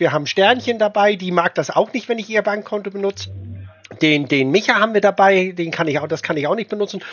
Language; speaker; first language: German; native; German